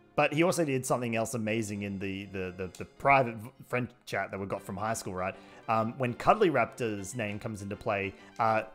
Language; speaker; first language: English; native; English